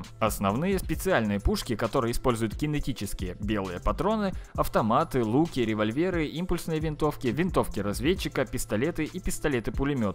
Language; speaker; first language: Russian; native; Russian